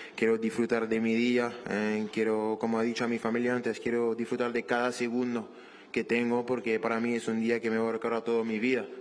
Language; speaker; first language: Spanish; non-native, learner; French